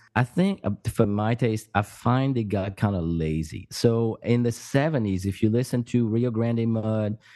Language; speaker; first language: English; non-native, fluent; French